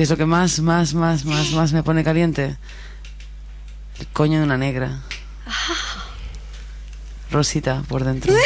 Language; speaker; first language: Spanish; native; Spanish